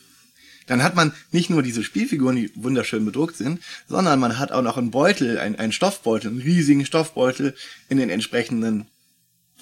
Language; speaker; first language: German; native; German